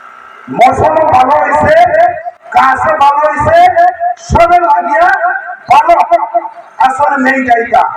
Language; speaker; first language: Bangla; non-native, learner; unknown